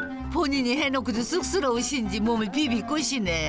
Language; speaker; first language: Korean; native; Korean